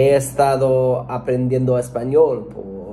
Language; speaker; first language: Spanish; non-native, learner; English